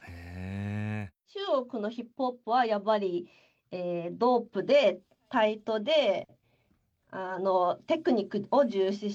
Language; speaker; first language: Japanese; non-native, fluent; Chinese